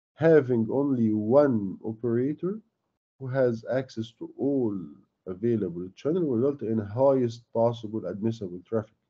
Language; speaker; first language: English; non-native, fluent; Arabic